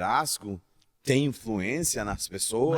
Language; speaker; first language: Portuguese; non-native, learner; Spanish